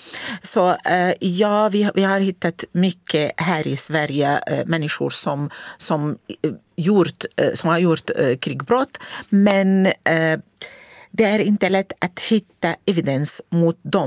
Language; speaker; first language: Swedish; non-native, learner; Arabic